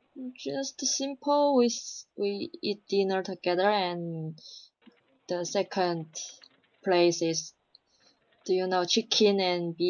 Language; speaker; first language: English; non-native, learner; Chinese